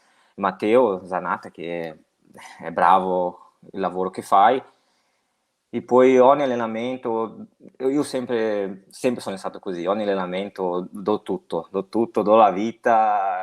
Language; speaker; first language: Italian; non-native, fluent; Portuguese